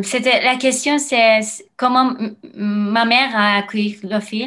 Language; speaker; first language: French; non-native, learner; Persian